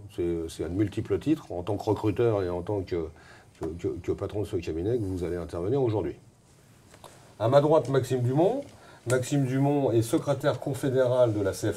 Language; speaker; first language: French; native; French